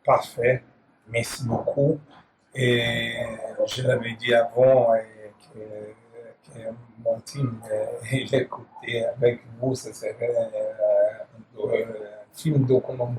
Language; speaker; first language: French; non-native, learner; Portuguese